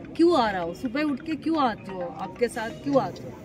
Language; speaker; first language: Hindi; non-native, local second language; Kannada